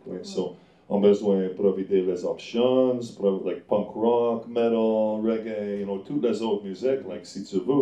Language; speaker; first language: French; non-native, learner; English